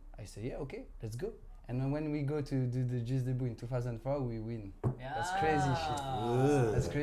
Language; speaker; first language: English; non-native, learner; French